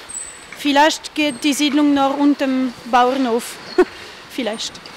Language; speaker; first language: German; non-native, fluent; French